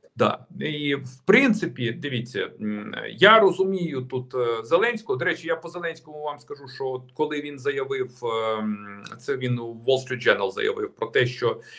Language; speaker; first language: Ukrainian; native; Ukrainian